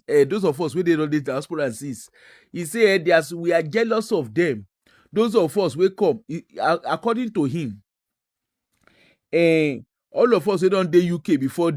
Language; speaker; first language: Nigerian Pidgin; non-native, local second language; Yoruba